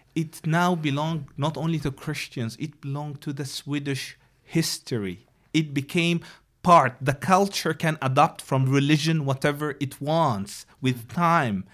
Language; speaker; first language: English; non-native, fluent; Arabic